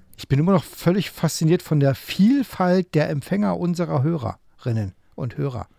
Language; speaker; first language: German; native; German